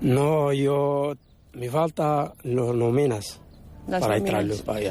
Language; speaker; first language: Spanish; non-native, local second language; Arabic